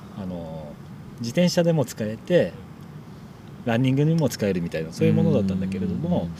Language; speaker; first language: Japanese; native; Japanese